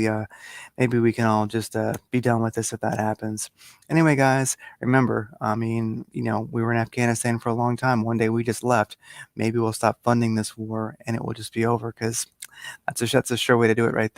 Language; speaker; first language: English; native; English